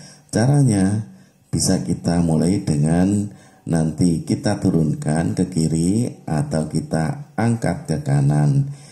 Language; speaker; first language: Indonesian; native; Indonesian